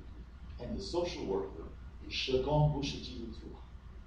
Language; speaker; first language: Chinese; non-native, fluent; English